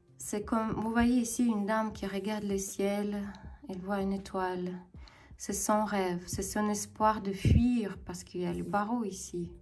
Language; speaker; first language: French; non-native, fluent; Ukrainian